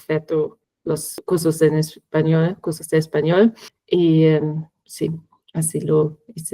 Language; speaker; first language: Spanish; non-native, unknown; German